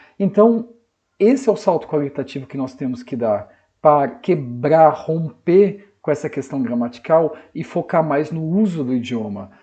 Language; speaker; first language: Portuguese; native; Portuguese